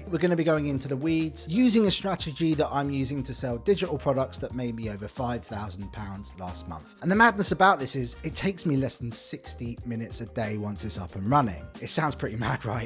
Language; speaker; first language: English; native; English